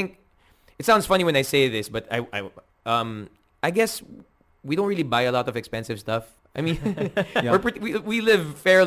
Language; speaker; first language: English; non-native, local second language; Filipino